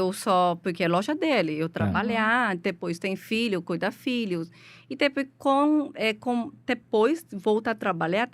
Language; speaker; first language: Portuguese; non-native, learner; Chinese